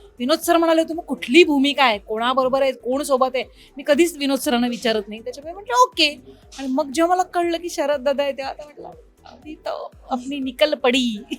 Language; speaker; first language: Marathi; native; Marathi